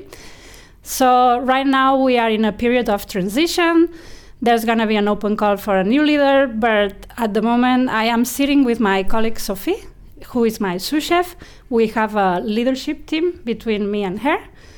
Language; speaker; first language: English; non-native, fluent; Spanish